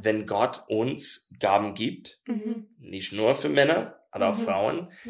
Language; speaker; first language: German; non-native, learner; English